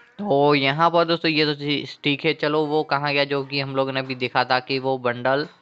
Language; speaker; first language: Hindi; non-native, local second language; Gujarati